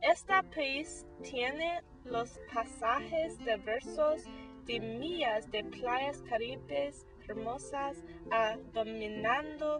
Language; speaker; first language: Spanish; non-native, learner; English